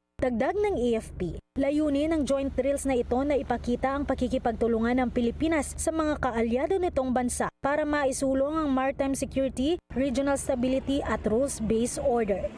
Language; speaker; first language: Filipino; native; Filipino